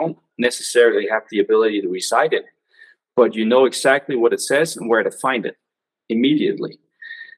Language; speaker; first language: English; non-native, fluent; Danish